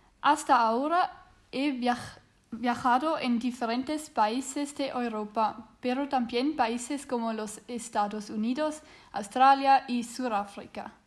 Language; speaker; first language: Spanish; non-native, learner; Swiss German